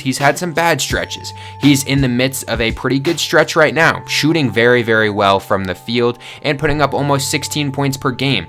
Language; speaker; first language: English; native; English